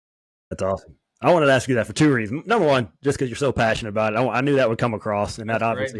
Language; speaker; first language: English; native; English